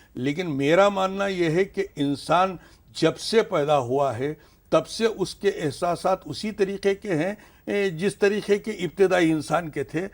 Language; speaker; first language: Urdu; native; Urdu